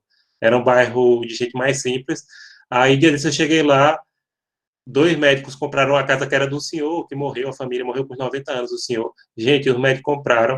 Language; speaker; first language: Portuguese; native; Portuguese